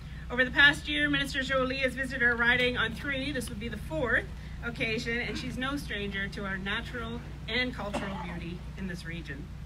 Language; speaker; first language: English; native; English